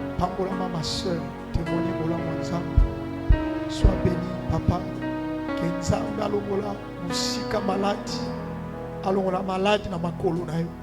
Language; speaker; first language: Lingala; non-native, local second language; Kituba (Democratic Republic of Congo)